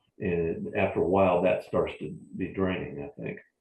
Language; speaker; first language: English; native; English